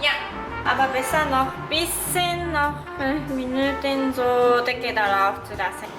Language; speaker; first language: German; non-native, learner; Japanese